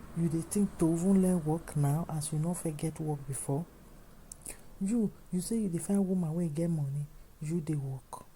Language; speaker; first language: Nigerian Pidgin; native; Nigerian Pidgin